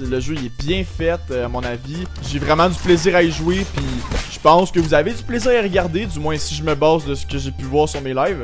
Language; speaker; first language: French; native; French